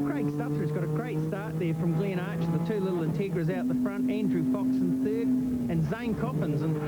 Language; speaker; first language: English; native; English